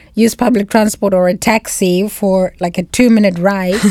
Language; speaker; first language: English; non-native, local second language; Shona